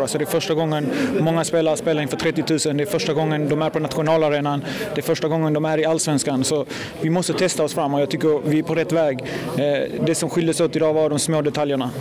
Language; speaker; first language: Swedish; early bilingual, other home language; Kurdish